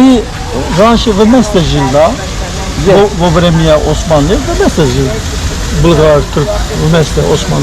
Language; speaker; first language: Russian; non-native, learner; Bulgarian